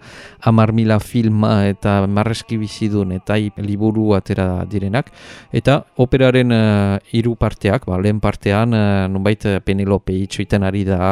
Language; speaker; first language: Basque; native; Basque